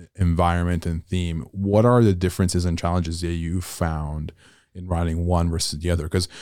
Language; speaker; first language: English; non-native, fluent; Italian